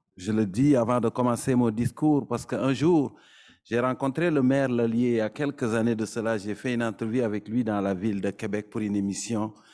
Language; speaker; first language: French; non-native, local second language; Serer